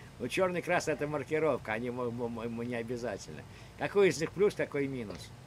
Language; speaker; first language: Russian; native; Russian